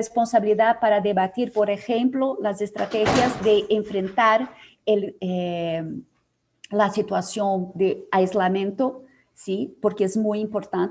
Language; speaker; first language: Spanish; non-native, fluent; Portuguese